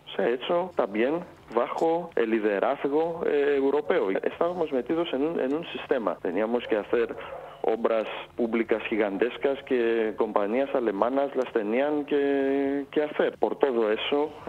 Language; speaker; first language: Spanish; non-native, fluent; Greek